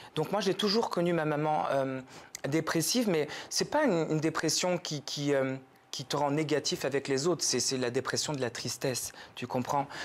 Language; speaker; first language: French; native; French